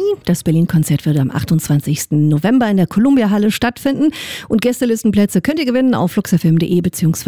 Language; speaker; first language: German; native; German